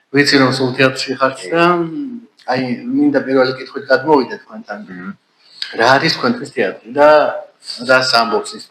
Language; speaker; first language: Georgian; native; Georgian